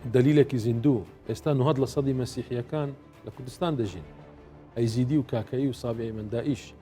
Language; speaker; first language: Central Kurdish; non-native, local second language; Assyrian Neo-Aramaic